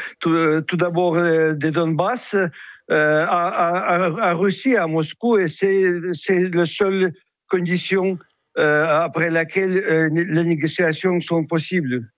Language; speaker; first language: French; non-native, fluent; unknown